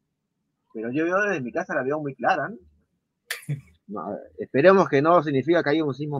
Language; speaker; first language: Spanish; native; Spanish